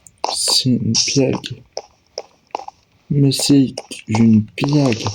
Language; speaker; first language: French; native; French